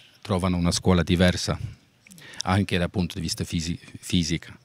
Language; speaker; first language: Italian; non-native, learner; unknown